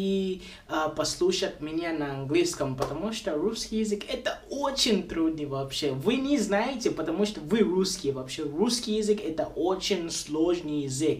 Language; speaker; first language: Russian; non-native, local second language; Bemba